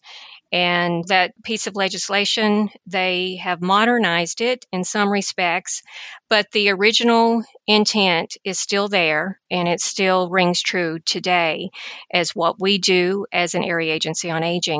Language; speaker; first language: English; native; English